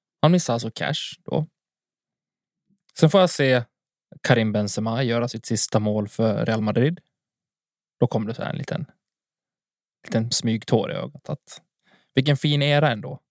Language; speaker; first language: Swedish; native; Swedish